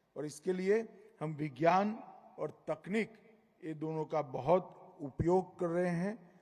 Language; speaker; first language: Hindi; non-native, local second language; Gujarati